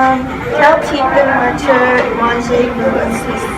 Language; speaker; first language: French; non-native, learner; English